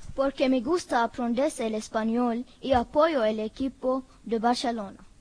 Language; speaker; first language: Spanish; non-native, learner; Arabic